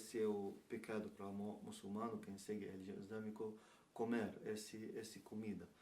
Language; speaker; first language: Portuguese; non-native, learner; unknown